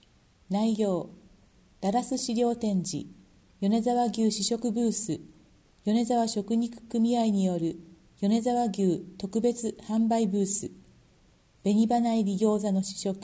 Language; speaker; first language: Japanese; native; Japanese